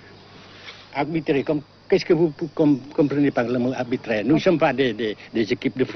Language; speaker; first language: French; non-native, local second language; Vietnamese